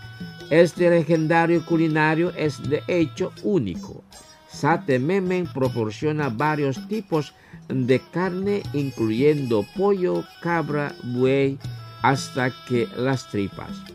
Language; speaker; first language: Spanish; non-native, fluent; Indonesian